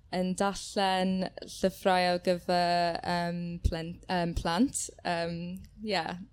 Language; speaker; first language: Welsh; non-native, learner; English